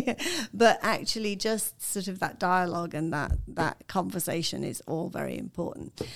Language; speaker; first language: English; non-native, fluent; Arabic